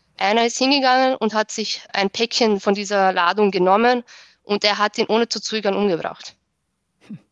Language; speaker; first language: German; early bilingual, other home language; Bosnian